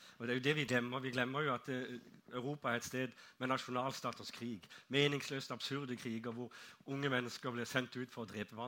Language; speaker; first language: Norwegian; native; Norwegian